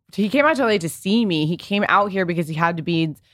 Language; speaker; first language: English; early bilingual, other home language; Italian